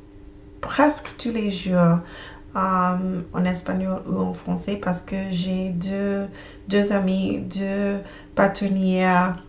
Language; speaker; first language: French; non-native, learner; English